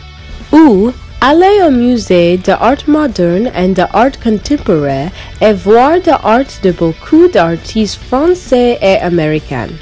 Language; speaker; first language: French; non-native, learner; English